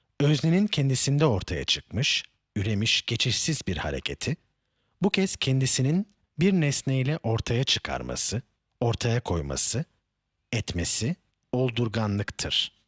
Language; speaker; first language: Turkish; native; Turkish